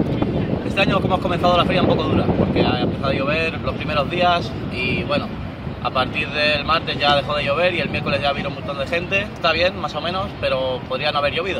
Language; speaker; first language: Spanish; native; Spanish